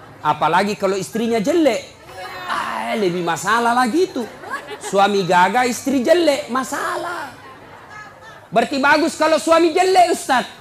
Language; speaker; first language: Indonesian; non-native, local second language; Buginese